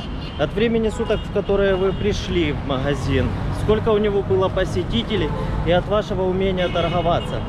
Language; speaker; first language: Russian; native; Russian